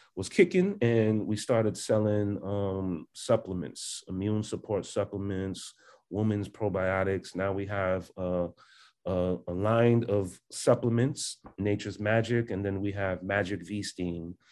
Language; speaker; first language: English; early bilingual, other home language; Haitian Creole